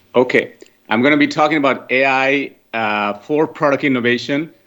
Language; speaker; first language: English; non-native, fluent; Catalan